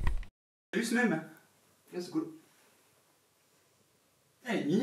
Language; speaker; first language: French; native; French